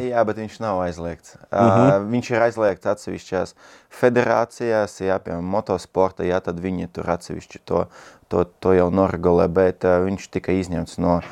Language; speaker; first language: Latvian; non-native, local second language; Russian